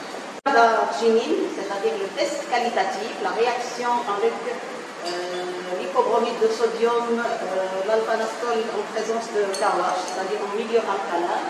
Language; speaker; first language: French; non-native, local second language; Arabic